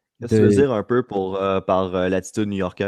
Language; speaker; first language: French; native; French